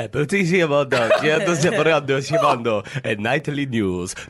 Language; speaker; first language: Italian; non-native, learner; English